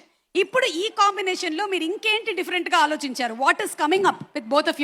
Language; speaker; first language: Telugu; native; Telugu